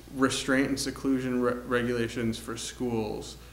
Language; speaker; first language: English; native; English